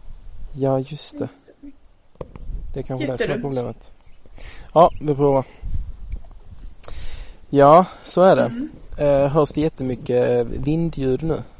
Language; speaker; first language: Swedish; native; Swedish